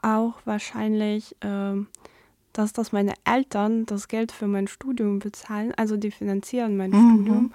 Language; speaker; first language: German; non-native, fluent; Russian